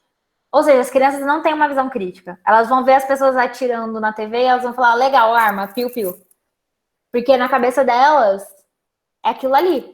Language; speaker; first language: Portuguese; native; Portuguese